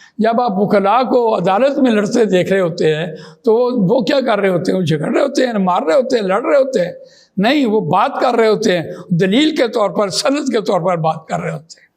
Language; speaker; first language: Urdu; non-native, local second language; Punjabi